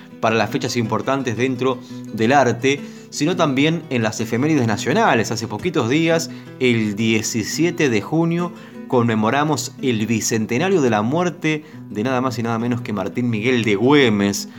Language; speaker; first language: Spanish; native; Spanish